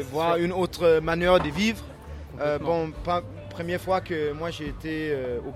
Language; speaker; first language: French; non-native, learner; Danish